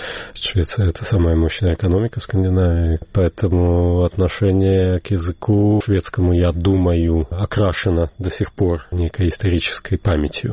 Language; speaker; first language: Russian; native; Russian